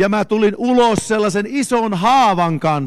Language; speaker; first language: Finnish; native; Finnish